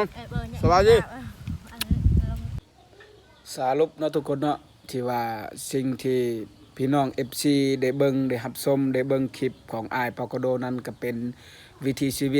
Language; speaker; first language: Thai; non-native, local second language; Northeastern Thai